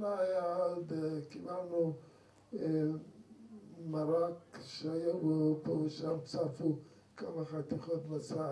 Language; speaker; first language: Hebrew; non-native, fluent; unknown